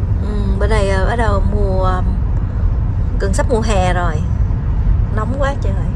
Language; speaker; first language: Vietnamese; native; Vietnamese